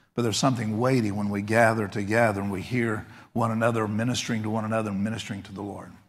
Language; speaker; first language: English; native; English